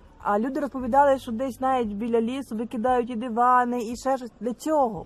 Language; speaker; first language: Ukrainian; native; Ukrainian